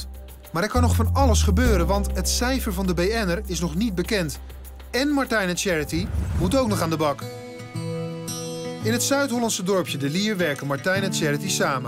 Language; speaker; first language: Dutch; native; Dutch